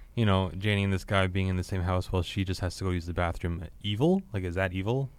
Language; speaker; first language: English; native; English